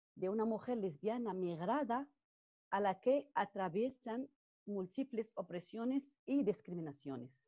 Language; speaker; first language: Spanish; non-native, fluent; Arabic